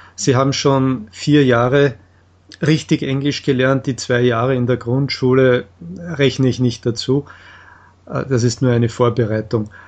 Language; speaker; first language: German; native; German